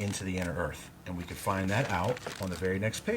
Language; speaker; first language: English; native; English